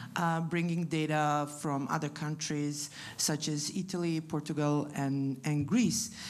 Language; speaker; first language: English; non-native, fluent; Italian